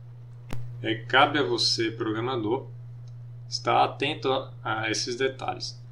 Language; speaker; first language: Portuguese; native; Portuguese